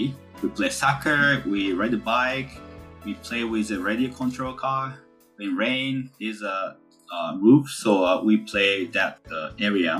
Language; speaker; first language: English; non-native, fluent; Japanese